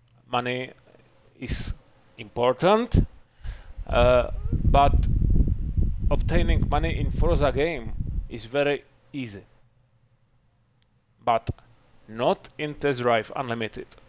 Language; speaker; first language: English; non-native, learner; Czech